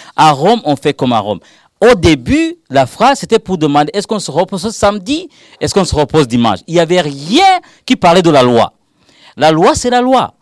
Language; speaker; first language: French; non-native, local second language; Rundi